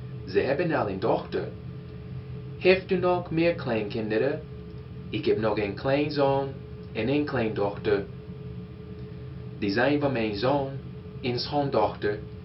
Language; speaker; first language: Dutch; non-native, learner; English